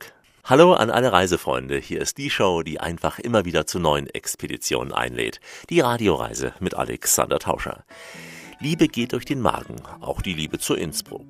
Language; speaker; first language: German; native; German